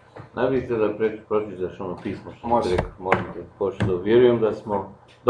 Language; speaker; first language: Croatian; non-native, local second language; Slovenian